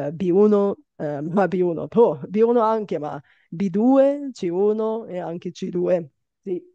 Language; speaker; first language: Italian; non-native, fluent; Bulgarian